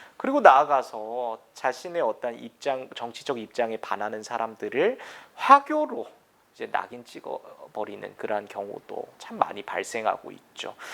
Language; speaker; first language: Korean; native; Korean